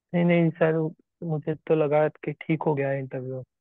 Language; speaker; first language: Hindi; native; Hindi